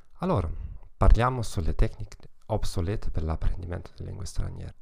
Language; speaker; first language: Italian; non-native, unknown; German